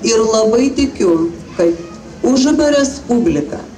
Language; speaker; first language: Lithuanian; non-native, fluent; Czech